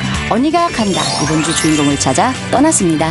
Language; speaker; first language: Korean; native; Korean